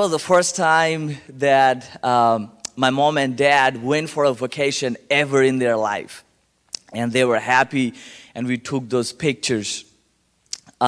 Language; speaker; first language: English; non-native, local second language; Bangla